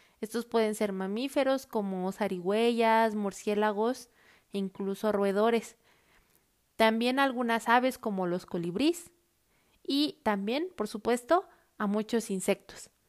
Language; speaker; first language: Spanish; native; Spanish